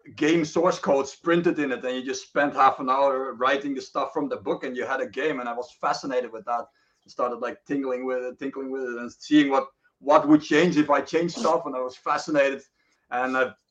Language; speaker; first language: English; non-native, fluent; Dutch